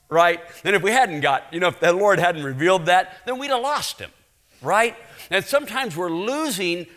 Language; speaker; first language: English; native; English